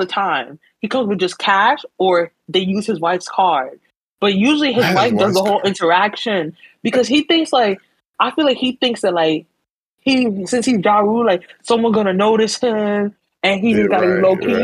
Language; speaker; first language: English; native; English